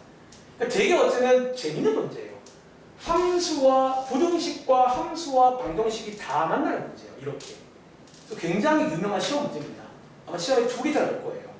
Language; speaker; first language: Korean; native; Korean